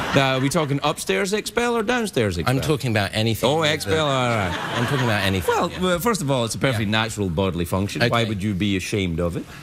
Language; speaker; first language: English; native; English